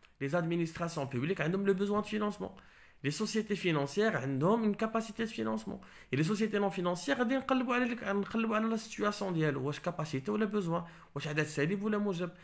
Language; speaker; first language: French; non-native, local second language; Arabic